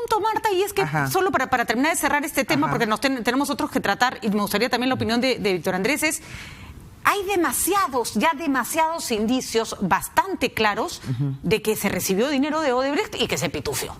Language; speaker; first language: Spanish; native; Spanish